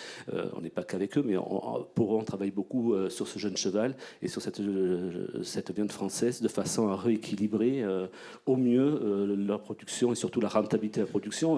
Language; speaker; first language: French; native; French